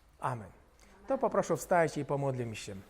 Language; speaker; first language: Polish; non-native, fluent; Ukrainian